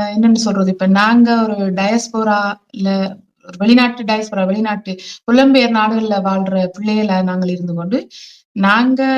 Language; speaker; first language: Tamil; early bilingual, heritage; Tamil